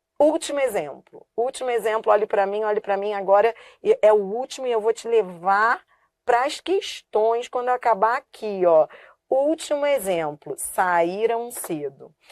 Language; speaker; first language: Portuguese; native; Portuguese